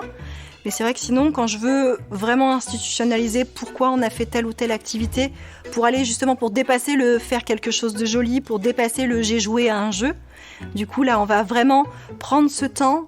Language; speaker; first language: French; native; French